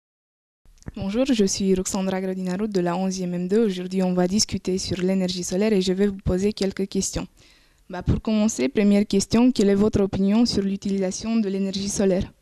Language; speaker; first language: French; non-native, learner; Romanian